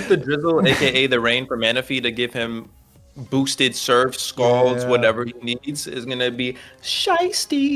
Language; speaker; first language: English; native; English